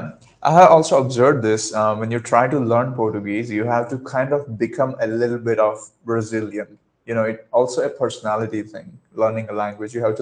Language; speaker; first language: English; non-native, local second language; Marathi